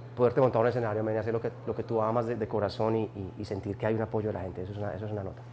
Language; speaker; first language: Spanish; native; Spanish